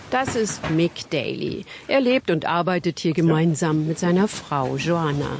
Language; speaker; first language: German; native; German